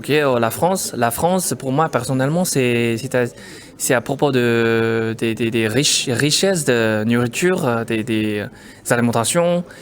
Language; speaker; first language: French; non-native, learner; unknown